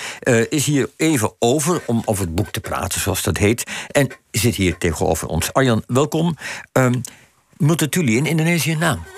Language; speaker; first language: Dutch; native; Dutch